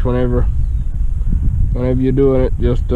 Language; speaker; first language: English; native; English